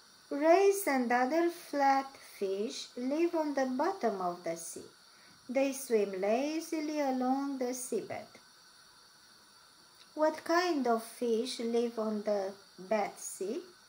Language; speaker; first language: English; non-native, fluent; Romanian